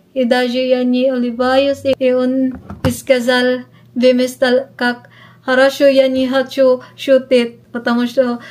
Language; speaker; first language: Russian; non-native, learner; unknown